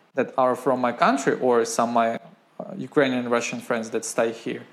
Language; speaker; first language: English; non-native, fluent; Ukrainian